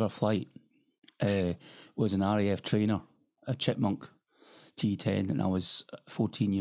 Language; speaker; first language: English; native; English